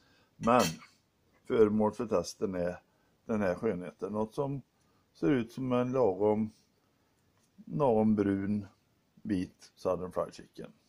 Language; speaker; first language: Swedish; native; Swedish